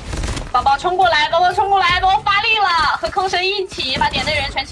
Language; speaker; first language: Chinese; native; Chinese